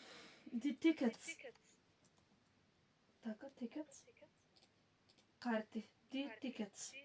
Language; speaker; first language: German; non-native, fluent; Macedonian